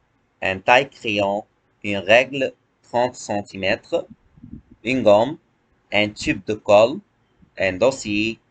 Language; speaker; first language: French; non-native, fluent; Arabic